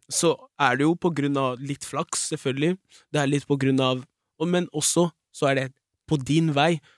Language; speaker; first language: Norwegian; early bilingual, other home language; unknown